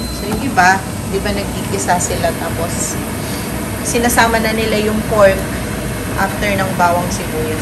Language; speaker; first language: Filipino; non-native, local second language; Pampanga